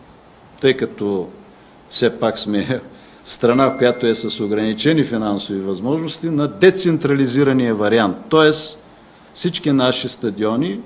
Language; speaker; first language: Bulgarian; native; Bulgarian